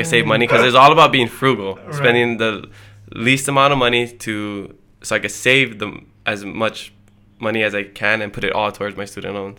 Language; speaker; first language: English; early bilingual, other home language; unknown